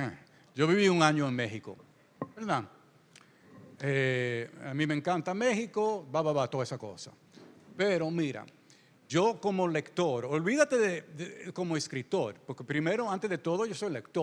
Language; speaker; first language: Spanish; early bilingual, heritage; Spanish